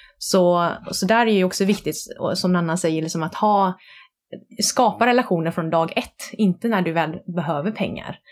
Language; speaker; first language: Swedish; early bilingual, other home language; Vietnamese